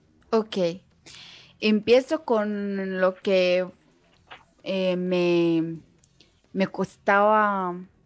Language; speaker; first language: Spanish; non-native, learner; Arabic